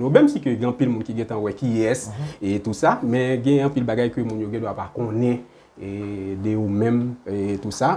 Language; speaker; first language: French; non-native, local second language; Haitian Creole